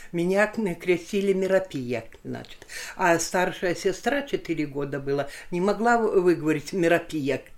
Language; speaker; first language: Russian; non-native, local second language; Lithuanian